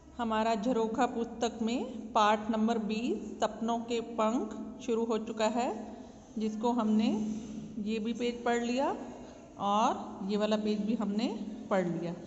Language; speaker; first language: Hindi; native; Hindi